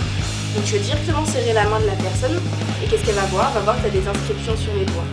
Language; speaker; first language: French; native; French